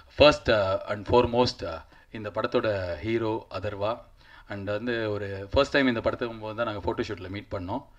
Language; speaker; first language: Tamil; native; Tamil